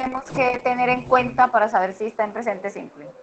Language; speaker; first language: Spanish; native; Spanish